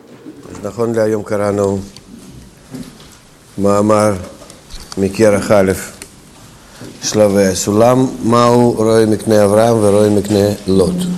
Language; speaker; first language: Hebrew; non-native, fluent; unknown